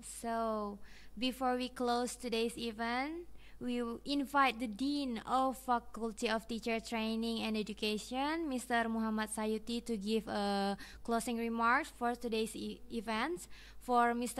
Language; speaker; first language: English; non-native, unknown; Indonesian